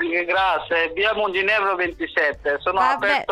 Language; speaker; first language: Italian; non-native, learner; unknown